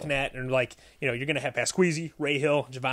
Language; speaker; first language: English; native; English